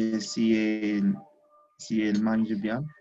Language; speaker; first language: French; non-native, learner; Spanish